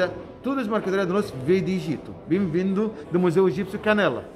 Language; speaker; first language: Portuguese; non-native, learner; Arabic